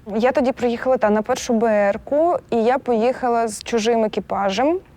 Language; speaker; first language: Ukrainian; non-native, local second language; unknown